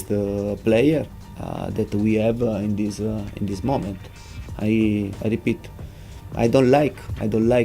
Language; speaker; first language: English; non-native, fluent; Italian